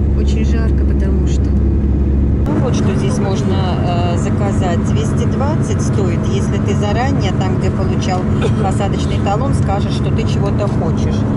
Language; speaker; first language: Russian; native; Russian